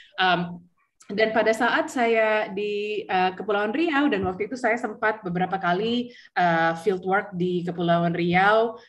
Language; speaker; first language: Indonesian; early bilingual, heritage; Indonesian